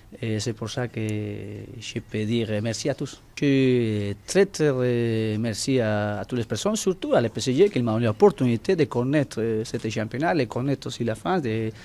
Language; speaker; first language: French; non-native, learner; Spanish